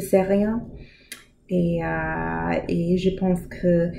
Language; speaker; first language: French; non-native, learner; English